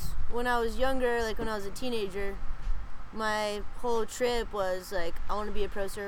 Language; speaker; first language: English; native; English